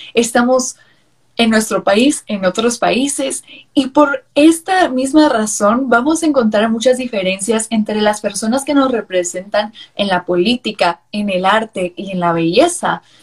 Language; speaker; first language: Spanish; early bilingual, heritage; Spanish